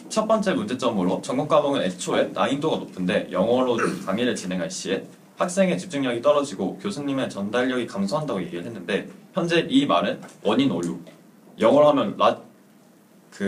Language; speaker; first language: Korean; native; Korean